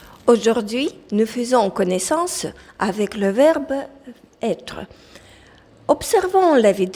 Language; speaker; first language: French; non-native, fluent; Ukrainian